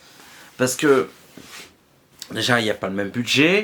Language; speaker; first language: French; native; French